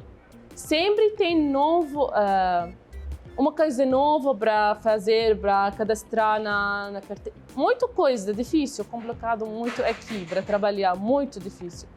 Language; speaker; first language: Portuguese; non-native, learner; Arabic